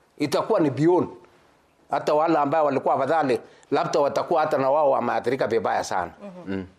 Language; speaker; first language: Swahili; non-native, local second language; Kikuyu